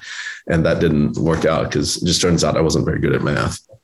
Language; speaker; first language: English; native; English